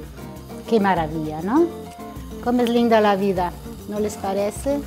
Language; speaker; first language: Spanish; non-native, fluent; Portuguese